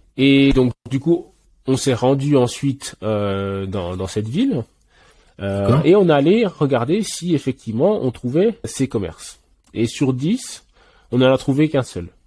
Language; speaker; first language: French; early bilingual, other home language; Haitian Creole